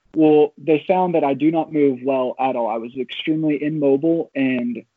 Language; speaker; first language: English; native; English